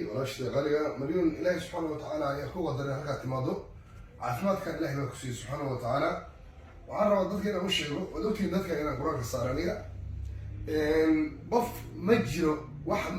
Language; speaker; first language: Somali; native; Somali